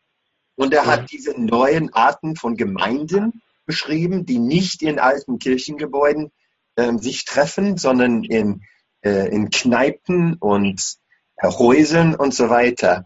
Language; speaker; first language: German; non-native, fluent; English